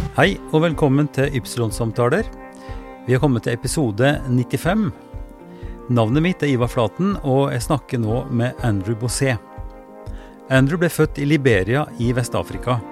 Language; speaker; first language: Norwegian; native; Norwegian